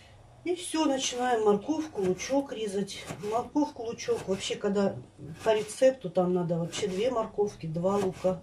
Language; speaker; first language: Russian; native; Russian